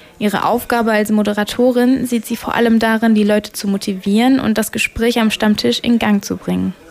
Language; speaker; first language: German; native; German